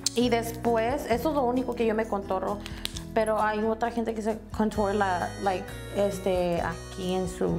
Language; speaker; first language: Spanish; early bilingual, heritage; Spanish